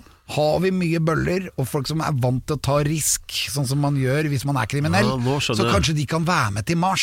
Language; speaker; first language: Norwegian; native; Norwegian